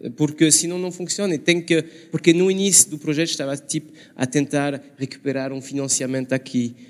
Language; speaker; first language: Portuguese; non-native, learner; French